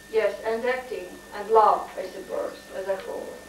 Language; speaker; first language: English; non-native, learner; Russian